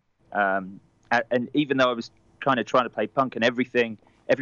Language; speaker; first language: English; native; English